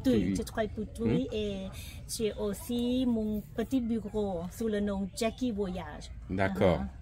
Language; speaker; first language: French; non-native, fluent; Thai